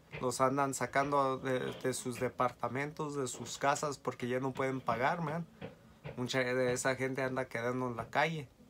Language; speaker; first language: Spanish; early bilingual, heritage; Spanish